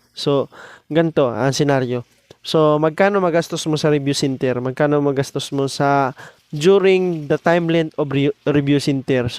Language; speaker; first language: Filipino; non-native, local second language; Cebuano